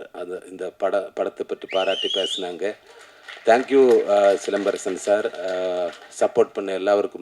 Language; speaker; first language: Tamil; non-native, learner; Malayalam